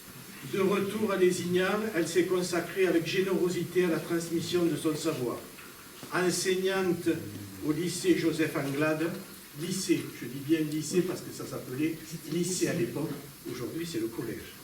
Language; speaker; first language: French; native; French